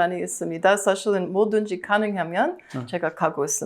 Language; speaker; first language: Korean; non-native, learner; English